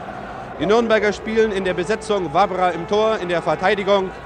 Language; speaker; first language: German; native; German